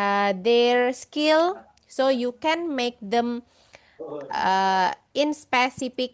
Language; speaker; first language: English; non-native, fluent; Indonesian